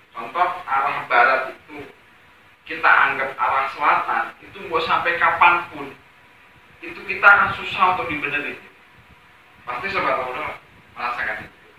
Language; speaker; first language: Indonesian; non-native, local second language; Javanese